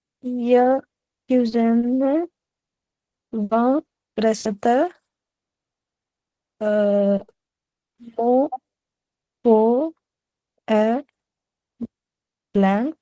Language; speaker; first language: French; non-native, learner; Punjabi